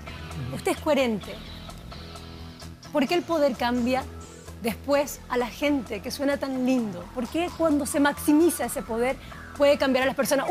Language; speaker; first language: Spanish; native; Spanish